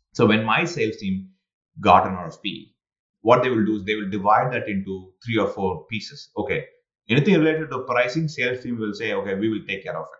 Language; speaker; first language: English; non-native, local second language; Tamil